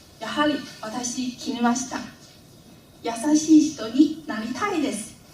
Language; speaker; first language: Japanese; non-native, fluent; Vietnamese